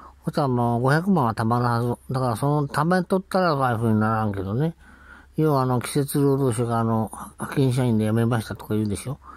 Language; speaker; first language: Japanese; native; Japanese